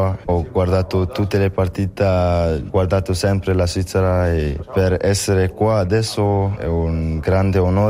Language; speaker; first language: Italian; non-native, local second language; French